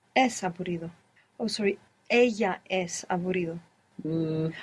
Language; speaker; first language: Spanish; non-native, learner; English